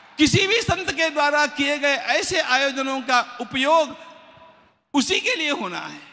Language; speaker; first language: Hindi; non-native, local second language; Marathi